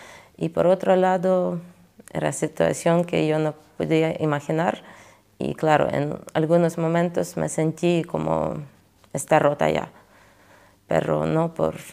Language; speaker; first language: Spanish; non-native, fluent; Ukrainian